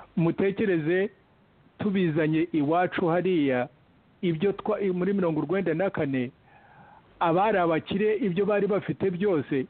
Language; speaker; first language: Kinyarwanda; early bilingual, heritage; Kinyarwanda